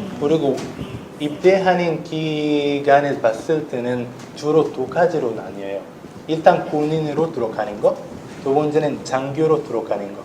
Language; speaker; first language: Korean; non-native, fluent; Arabic